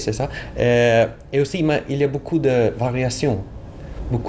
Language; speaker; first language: French; non-native, learner; Swedish